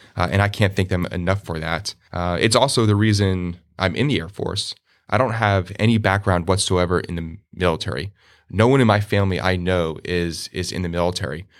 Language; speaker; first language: English; native; English